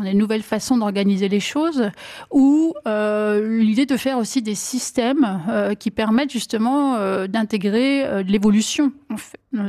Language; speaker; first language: French; native; French